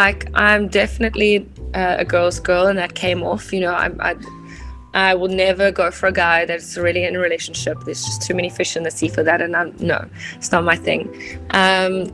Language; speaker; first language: English; native; English